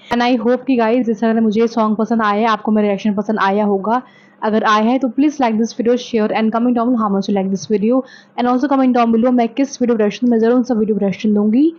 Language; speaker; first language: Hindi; native; Hindi